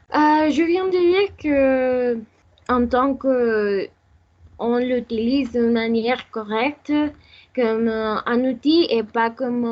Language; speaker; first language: French; non-native, learner; Spanish